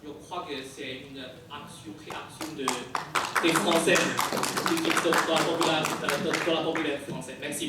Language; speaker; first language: French; non-native, fluent; Chinese